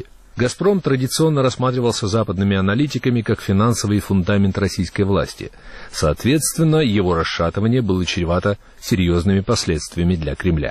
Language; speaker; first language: Russian; native; Russian